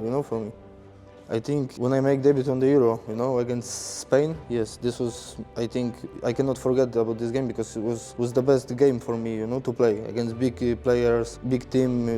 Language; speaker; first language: English; non-native, fluent; Polish